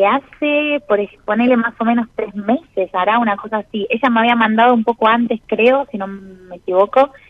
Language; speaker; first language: Spanish; native; Spanish